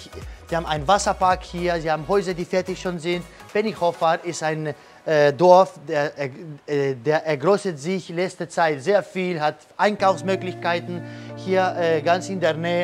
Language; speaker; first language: German; non-native, learner; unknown